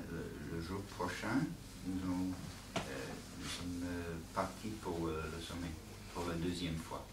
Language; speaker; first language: French; non-native, learner; English